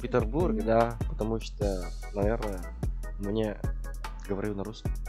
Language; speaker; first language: Russian; non-native, learner; Indonesian